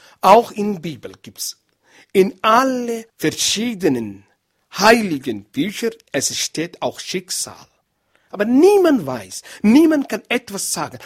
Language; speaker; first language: German; non-native, learner; Arabic